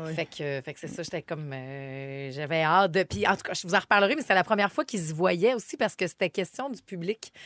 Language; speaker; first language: French; native; French